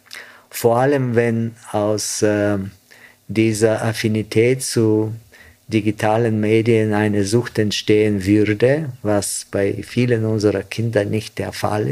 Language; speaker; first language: German; non-native, fluent; Bulgarian